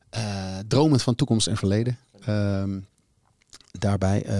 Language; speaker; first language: Dutch; native; Dutch